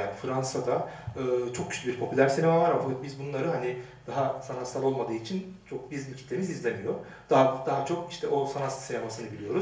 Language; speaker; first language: Turkish; native; Turkish